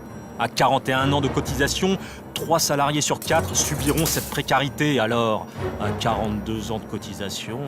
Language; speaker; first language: French; native; French